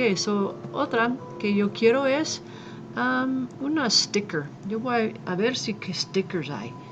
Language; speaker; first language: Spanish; non-native, fluent; English